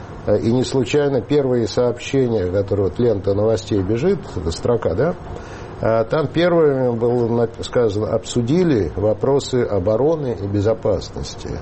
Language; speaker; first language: Russian; native; Russian